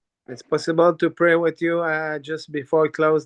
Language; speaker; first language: English; non-native, learner; French